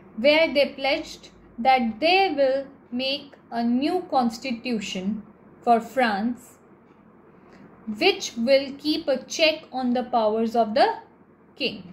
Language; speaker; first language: English; non-native, local second language; Hindi